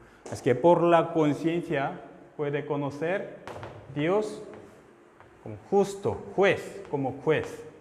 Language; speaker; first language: Spanish; non-native, fluent; Korean